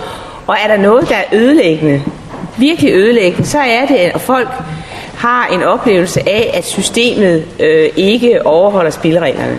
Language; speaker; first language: Danish; native; Danish